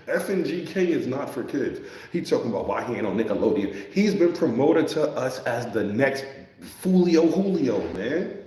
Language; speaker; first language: English; native; English